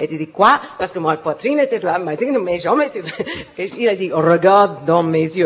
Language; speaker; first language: French; non-native, learner; English